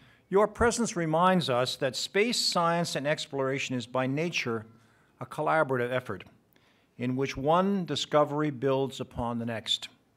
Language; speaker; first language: English; native; English